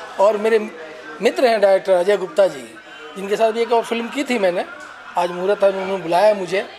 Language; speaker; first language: Hindi; non-native, local second language; Bhojpuri